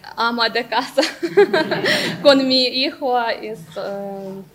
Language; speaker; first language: Spanish; non-native, learner; Ukrainian